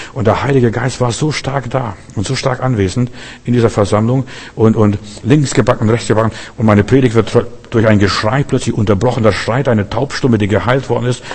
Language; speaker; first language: German; early bilingual, heritage; German